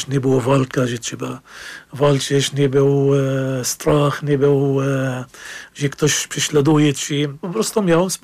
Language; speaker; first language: Polish; non-native, fluent; Arabic